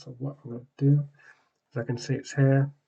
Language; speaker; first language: English; native; English